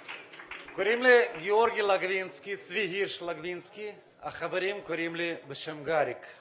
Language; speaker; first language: Hebrew; non-native, fluent; Russian